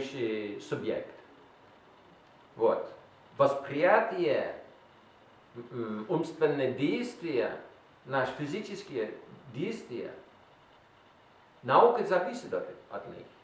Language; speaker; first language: Russian; non-native, learner; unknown